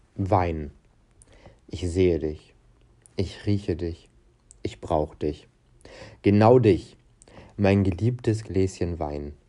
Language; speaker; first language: German; non-native, fluent; Portuguese